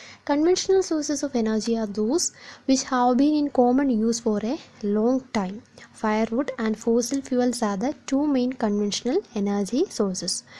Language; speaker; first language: English; non-native, local second language; Malayalam